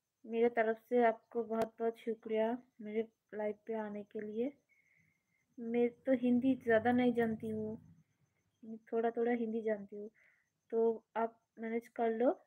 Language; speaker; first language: Hindi; non-native, learner; Bangla